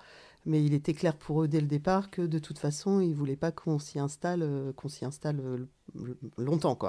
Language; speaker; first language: French; native; French